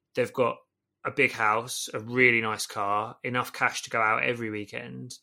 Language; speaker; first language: English; native; English